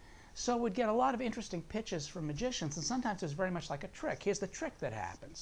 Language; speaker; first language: English; native; English